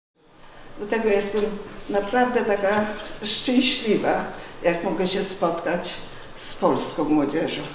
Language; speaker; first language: Polish; early bilingual, heritage; Polish